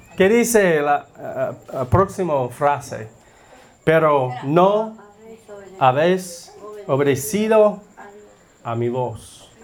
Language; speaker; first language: Spanish; non-native, learner; English